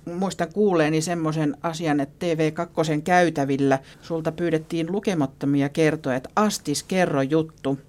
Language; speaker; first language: Finnish; native; Finnish